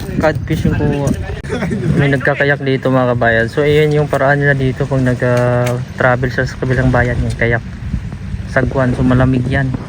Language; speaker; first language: Filipino; native; Filipino